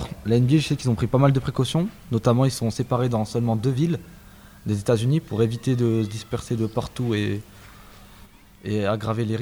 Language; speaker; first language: French; native; French